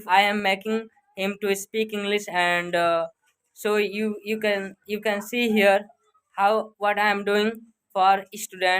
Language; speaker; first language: English; non-native, learner; Hindi